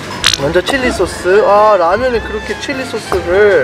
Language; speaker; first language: Korean; native; Korean